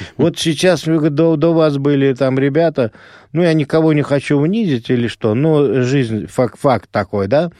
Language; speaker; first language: Russian; non-native, local second language; Azerbaijani